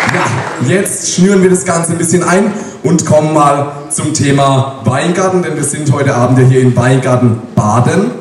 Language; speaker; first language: German; native; German